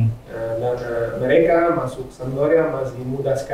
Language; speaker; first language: Indonesian; non-native, fluent; Italian